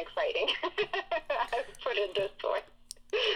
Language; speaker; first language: English; non-native, fluent; Russian